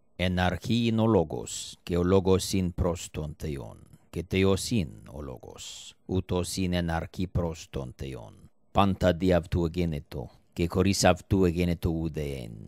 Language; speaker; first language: Greek; non-native, fluent; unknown